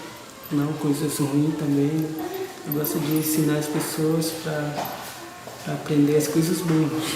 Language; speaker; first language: Portuguese; non-native, local second language; Guarani